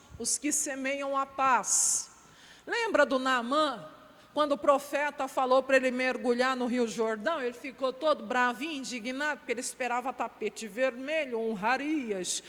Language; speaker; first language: Portuguese; native; Portuguese